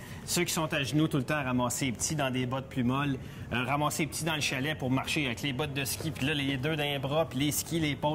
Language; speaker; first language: French; native; French